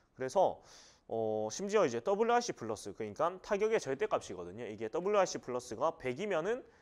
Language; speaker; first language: Korean; native; Korean